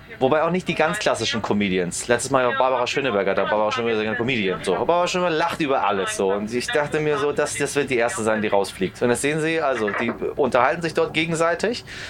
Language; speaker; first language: German; early bilingual, other home language; Persian